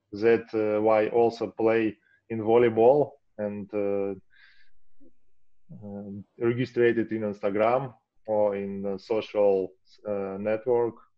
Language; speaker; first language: English; non-native, learner; Russian